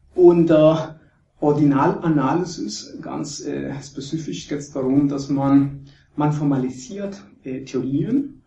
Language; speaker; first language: German; non-native, fluent; Spanish